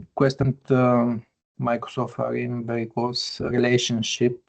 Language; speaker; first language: English; non-native, fluent; Bulgarian